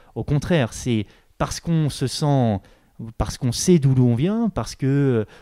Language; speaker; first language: French; native; French